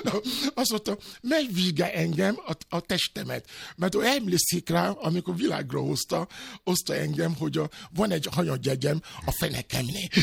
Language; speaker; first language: Hungarian; non-native, learner; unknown